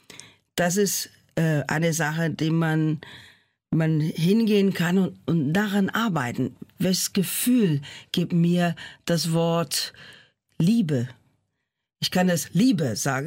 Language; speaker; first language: German; non-native, fluent; Portuguese